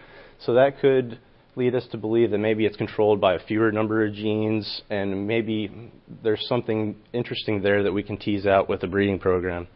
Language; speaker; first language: English; native; English